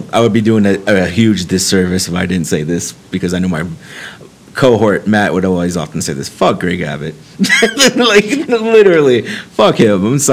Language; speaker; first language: English; native; English